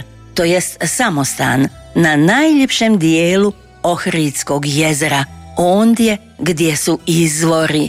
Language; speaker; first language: Croatian; native; Croatian